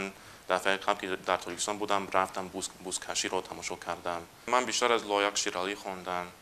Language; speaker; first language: Persian; non-native, fluent; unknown